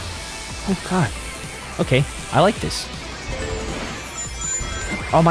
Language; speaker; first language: English; native; English